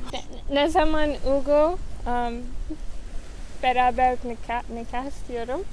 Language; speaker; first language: Turkish; non-native, learner; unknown